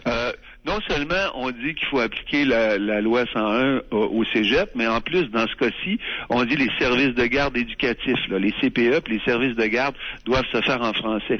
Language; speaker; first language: French; native; French